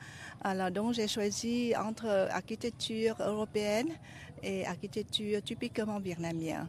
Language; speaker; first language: French; non-native, fluent; Vietnamese